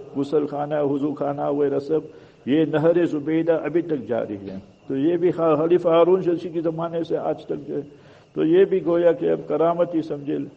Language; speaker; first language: Urdu; native; Urdu